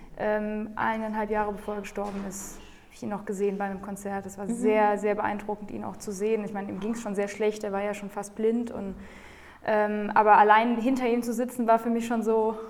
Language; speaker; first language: German; native; German